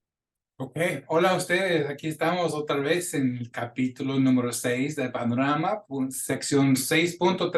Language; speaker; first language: Spanish; non-native, fluent; English